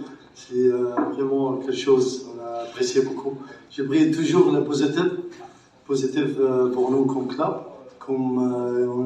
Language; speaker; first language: French; non-native, learner; Arabic